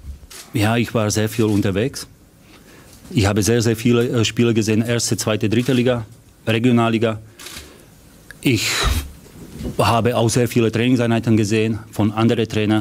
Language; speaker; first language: German; non-native, fluent; Slovak